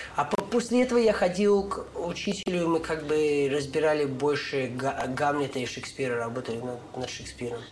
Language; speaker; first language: Russian; early bilingual, heritage; Russian